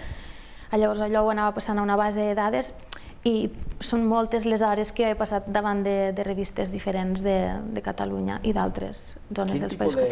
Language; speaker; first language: Catalan; native; Catalan